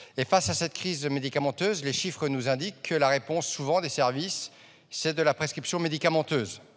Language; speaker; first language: French; native; French